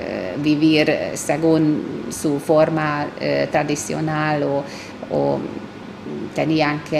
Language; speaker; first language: Spanish; non-native, fluent; Hungarian